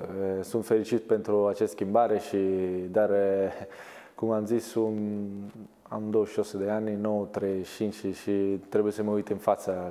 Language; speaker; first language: Romanian; non-native, learner; Italian